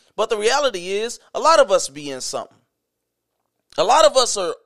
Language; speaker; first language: English; native; English